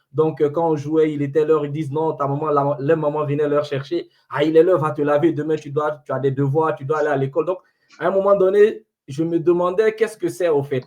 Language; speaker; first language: French; non-native, local second language; Fula